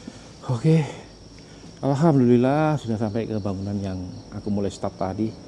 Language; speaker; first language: Indonesian; native; Indonesian